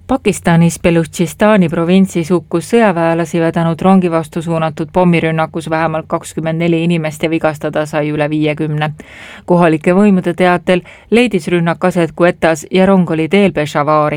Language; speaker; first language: Estonian; native; Estonian